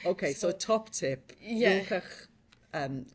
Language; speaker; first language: Welsh; native; Welsh